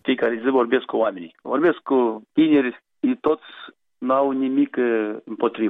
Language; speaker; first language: Romanian; non-native, local second language; Gagauz